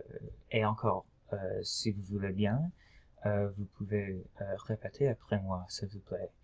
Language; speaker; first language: French; non-native, local second language; English